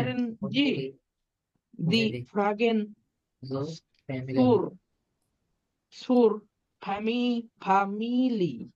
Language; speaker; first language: German; non-native, learner; Bangla